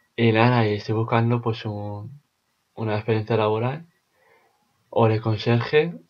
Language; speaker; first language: Spanish; native; Spanish